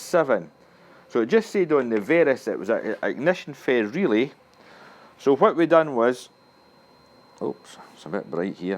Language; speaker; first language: English; native; English